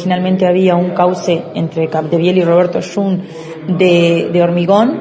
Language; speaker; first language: Spanish; native; Spanish